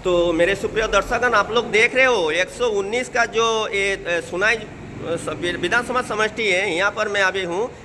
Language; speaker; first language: Hindi; non-native, local second language; Bangla